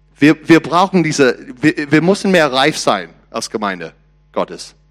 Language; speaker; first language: German; non-native, learner; English